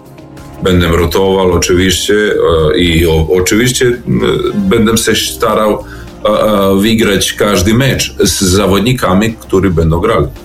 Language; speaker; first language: Polish; non-native, learner; Serbian